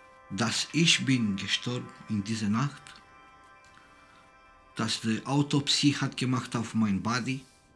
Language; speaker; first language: German; non-native, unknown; Romanian